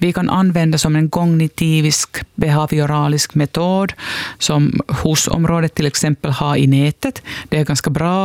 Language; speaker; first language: Swedish; non-native, local second language; Finnish